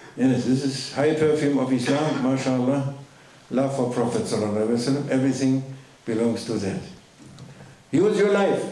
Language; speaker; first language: English; non-native, fluent; German